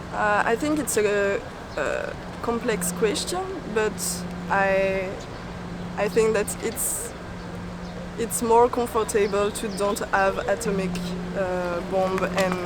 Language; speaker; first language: English; non-native, learner; French